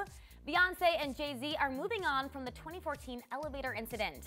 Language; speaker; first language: English; native; English